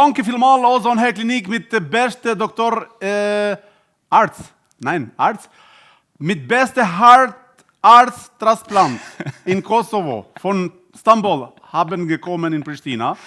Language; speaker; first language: German; non-native, learner; Albanian